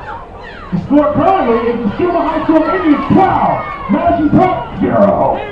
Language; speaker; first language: English; native; English